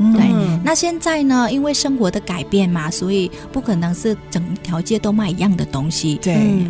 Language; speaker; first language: Chinese; non-native, fluent; Vietnamese